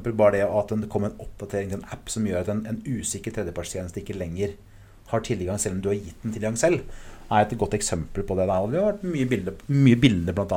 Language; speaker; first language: Norwegian; early bilingual, other home language; English